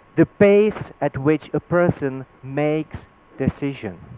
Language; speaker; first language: English; non-native, fluent; Czech